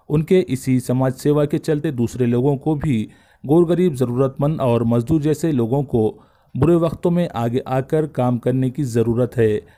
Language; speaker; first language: Hindi; non-native, local second language; Urdu